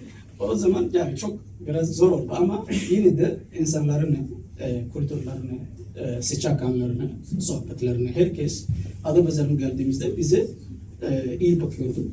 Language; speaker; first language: Turkish; non-native, learner; Somali